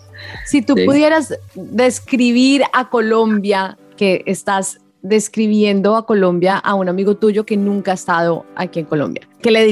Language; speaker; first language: Spanish; native; Spanish